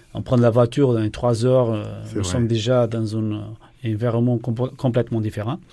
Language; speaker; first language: French; non-native, fluent; Portuguese